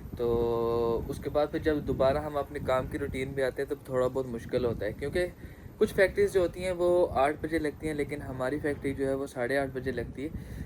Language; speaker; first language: Urdu; non-native, local second language; Punjabi